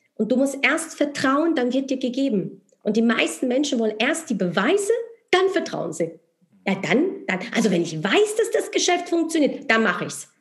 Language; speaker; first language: German; non-native, fluent; Polish